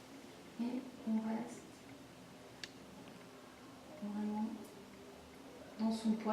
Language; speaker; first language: French; native; French